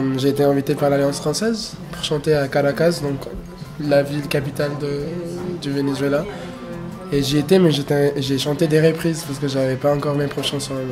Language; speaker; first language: French; non-native, fluent; Spanish